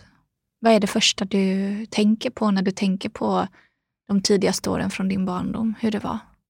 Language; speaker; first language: Swedish; native; Swedish